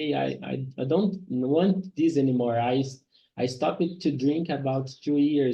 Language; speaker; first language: English; non-native, learner; Portuguese